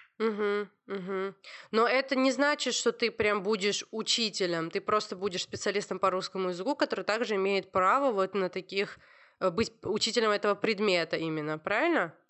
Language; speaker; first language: Russian; native; Russian